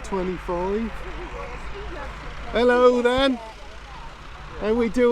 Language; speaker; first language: English; native; English